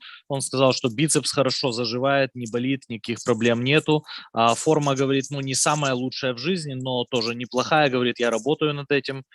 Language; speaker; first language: Russian; native; Russian